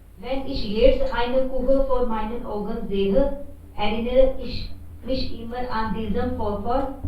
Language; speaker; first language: German; non-native, learner; Hindi